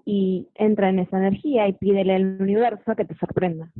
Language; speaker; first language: Spanish; native; Spanish